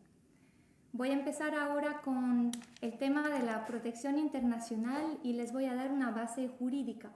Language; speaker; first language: Spanish; non-native, fluent; French